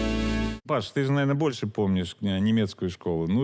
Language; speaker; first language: Russian; native; Russian